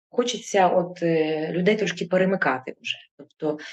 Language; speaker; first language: Ukrainian; native; Ukrainian